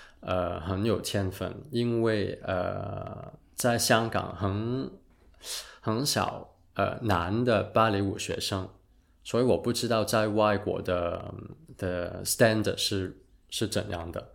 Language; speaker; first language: Chinese; non-native, local second language; Cantonese